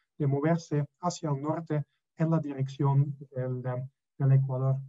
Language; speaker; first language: Spanish; non-native, fluent; Dutch